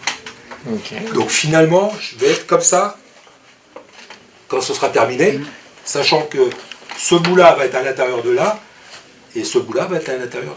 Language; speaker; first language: French; native; French